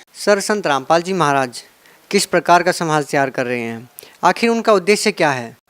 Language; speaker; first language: Hindi; native; Hindi